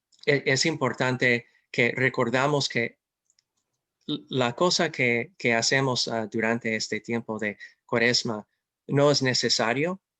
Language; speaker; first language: Spanish; non-native, fluent; English